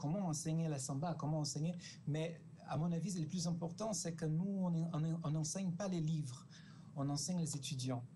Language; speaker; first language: French; non-native, fluent; Portuguese